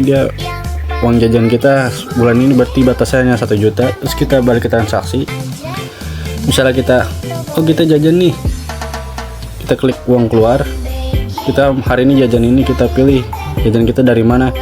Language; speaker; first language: Indonesian; native; Indonesian